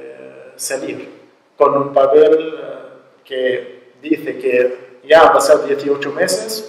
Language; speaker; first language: Spanish; non-native, learner; Arabic